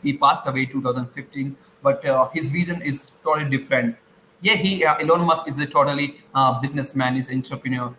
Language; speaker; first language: English; non-native, learner; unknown